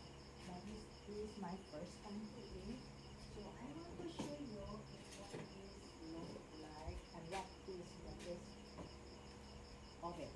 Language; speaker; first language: English; non-native, local second language; Cebuano